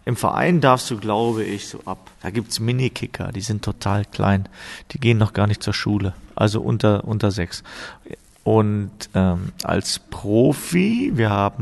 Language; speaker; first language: German; native; German